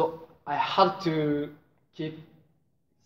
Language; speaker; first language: English; non-native, learner; Japanese